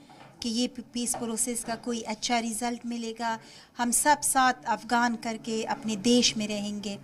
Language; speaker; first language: Hindi; non-native, fluent; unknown